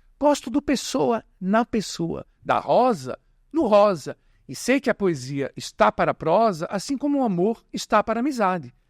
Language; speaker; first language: Portuguese; native; Portuguese